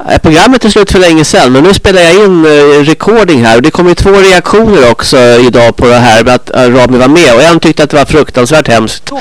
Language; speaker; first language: Swedish; native; Swedish